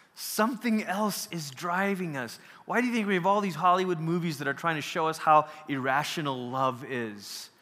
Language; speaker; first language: English; early bilingual, other home language; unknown